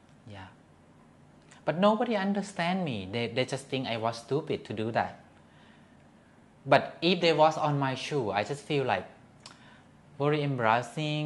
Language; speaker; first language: English; non-native, learner; Thai